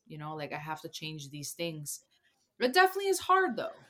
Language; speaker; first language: English; early bilingual, other home language; Spanish